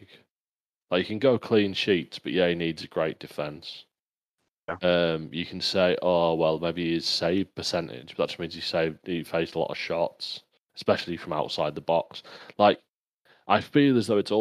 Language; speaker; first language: English; native; English